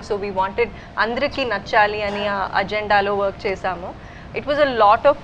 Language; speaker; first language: Telugu; early bilingual, heritage; Kannada